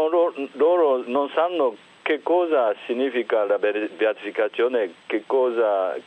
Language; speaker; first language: Italian; non-native, fluent; Japanese